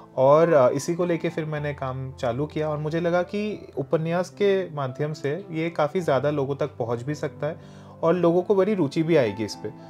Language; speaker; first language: Hindi; non-native, local second language; Bangla